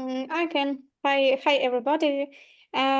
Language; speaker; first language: English; non-native, learner; Ukrainian